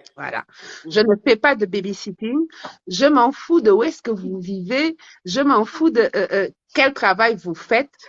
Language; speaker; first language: French; non-native, local second language; Wolof